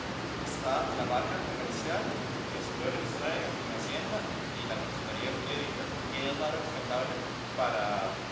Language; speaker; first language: Spanish; native; Spanish